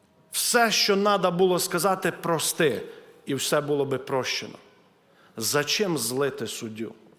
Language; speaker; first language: Ukrainian; native; Ukrainian